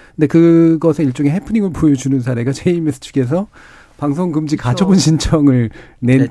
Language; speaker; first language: Korean; native; Korean